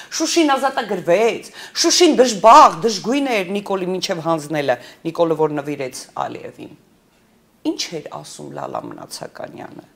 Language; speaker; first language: Armenian; early bilingual, heritage; Armenian